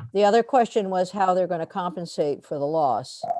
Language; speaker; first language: English; native; English